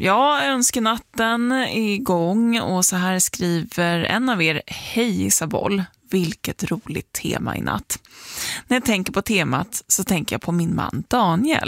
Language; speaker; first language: Swedish; native; Swedish